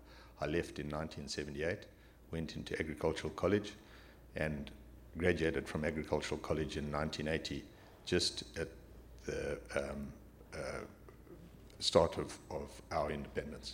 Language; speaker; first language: English; native; English